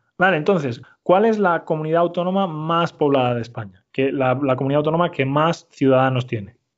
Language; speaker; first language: Spanish; native; Spanish